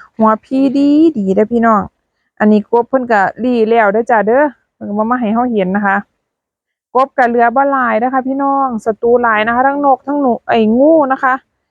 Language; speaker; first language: Thai; native; Thai